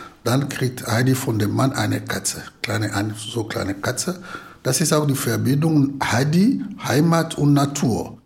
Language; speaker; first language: German; non-native, fluent; Lingala